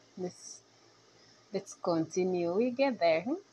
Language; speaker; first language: English; non-native, local second language; Nyankole